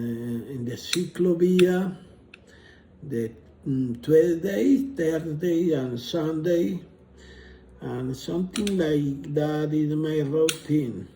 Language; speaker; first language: English; non-native, learner; Spanish